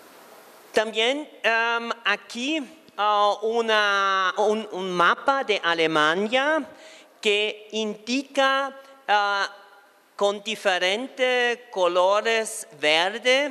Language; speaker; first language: Spanish; non-native, fluent; German